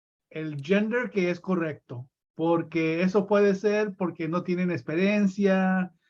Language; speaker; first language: Spanish; early bilingual, heritage; Spanish